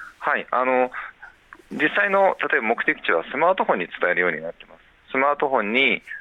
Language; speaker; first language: Japanese; native; Japanese